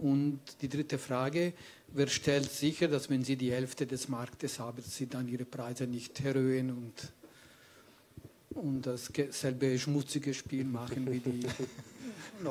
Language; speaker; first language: German; non-native, fluent; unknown